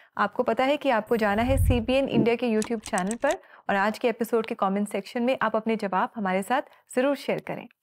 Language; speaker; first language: Hindi; native; Hindi